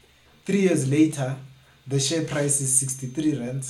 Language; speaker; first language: English; non-native, local second language; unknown